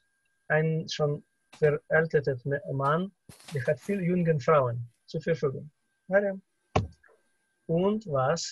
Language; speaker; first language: German; non-native, fluent; Russian